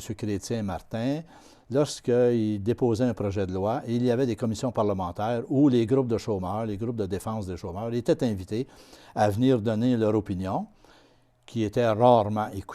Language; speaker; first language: French; native; French